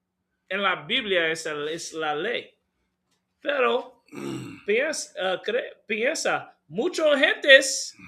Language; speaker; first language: Spanish; non-native, learner; English